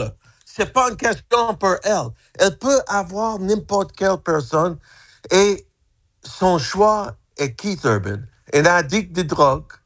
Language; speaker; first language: French; non-native, fluent; English